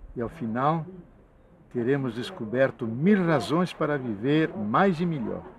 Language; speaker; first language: Portuguese; non-native, local second language; Italian